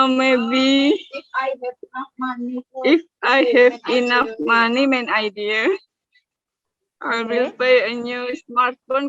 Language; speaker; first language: English; non-native, learner; Indonesian